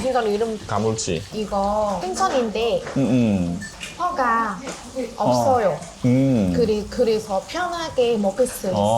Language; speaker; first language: Korean; non-native, learner; Vietnamese